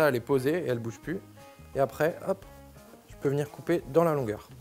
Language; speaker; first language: French; native; French